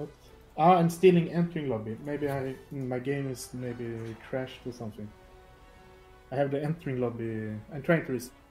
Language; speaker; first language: English; non-native, fluent; Swedish